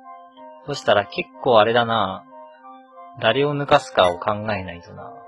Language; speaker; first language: Japanese; native; Japanese